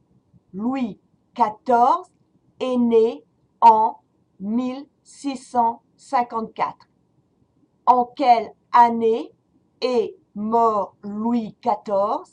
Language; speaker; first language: French; non-native, fluent; English